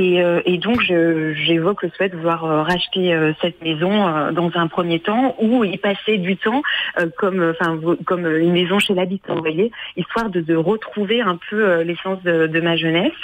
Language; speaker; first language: French; native; French